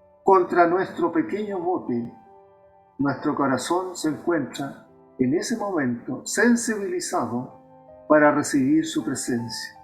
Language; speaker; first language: Spanish; native; Spanish